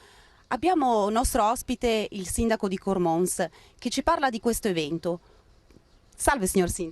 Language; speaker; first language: Italian; native; Italian